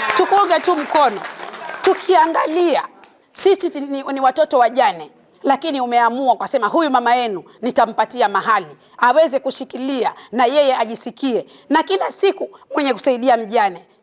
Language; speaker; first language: Swahili; native; Swahili